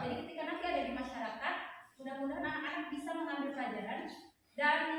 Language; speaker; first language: Indonesian; native; Indonesian